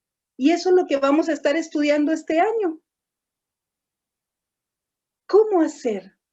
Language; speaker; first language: Spanish; native; Spanish